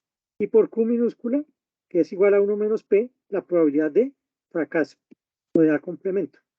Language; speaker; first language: Spanish; native; Spanish